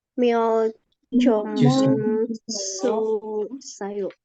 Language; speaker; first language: Korean; non-native, learner; Indonesian